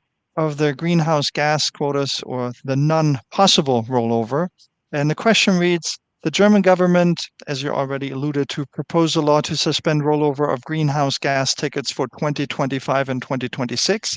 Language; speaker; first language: English; non-native, fluent; German